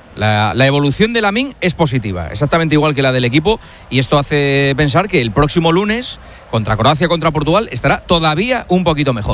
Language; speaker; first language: Spanish; native; Spanish